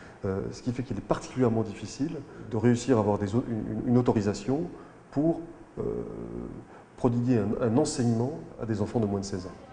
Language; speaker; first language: French; native; French